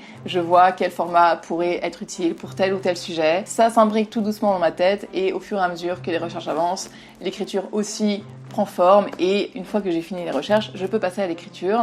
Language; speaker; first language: French; native; French